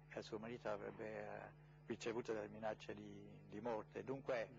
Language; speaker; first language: Italian; non-native, fluent; English